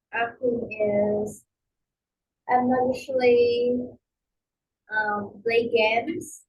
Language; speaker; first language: English; non-native, learner; Vietnamese